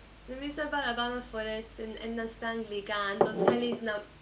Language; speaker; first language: Greek; early bilingual, heritage; Greek